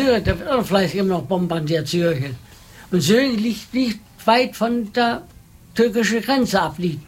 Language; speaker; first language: German; non-native, learner; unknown